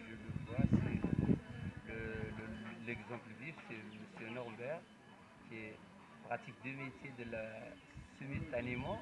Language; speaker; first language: French; non-native, learner; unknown